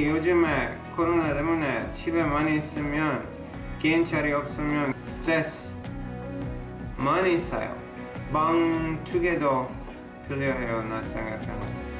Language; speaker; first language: Korean; non-native, learner; English